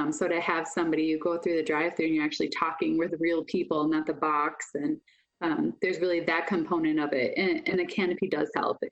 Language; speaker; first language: English; native; English